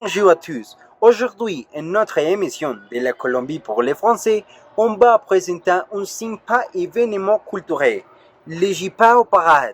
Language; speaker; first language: French; non-native, learner; Spanish